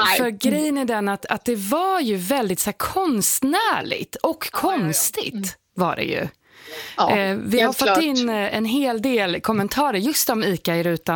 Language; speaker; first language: Swedish; native; Swedish